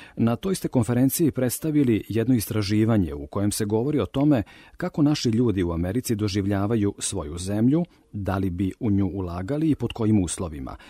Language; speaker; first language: Serbian; native; Serbian